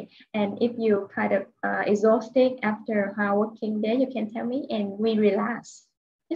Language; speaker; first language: English; non-native, fluent; Vietnamese